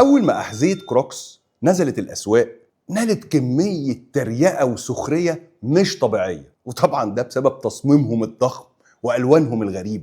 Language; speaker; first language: Arabic; native; Arabic